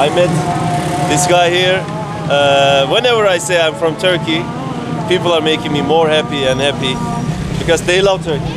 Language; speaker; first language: English; non-native, fluent; Turkish